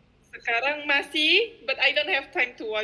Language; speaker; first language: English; non-native, fluent; Indonesian